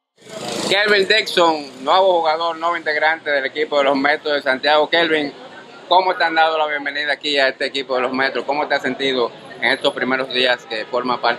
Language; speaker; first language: Spanish; native; Spanish